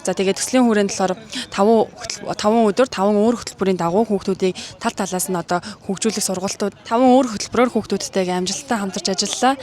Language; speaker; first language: Mongolian; native; Mongolian